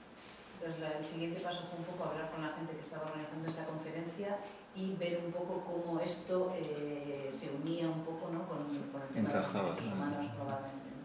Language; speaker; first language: Spanish; native; Spanish